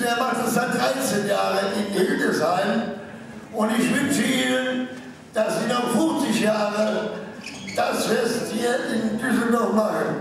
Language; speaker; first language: German; non-native, local second language; Romany